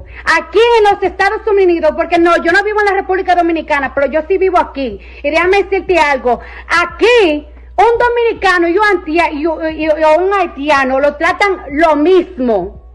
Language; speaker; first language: Spanish; early bilingual, heritage; Spanish